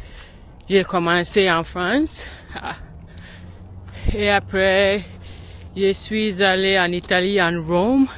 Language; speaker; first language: French; non-native, learner; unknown